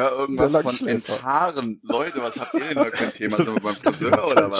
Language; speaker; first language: German; native; German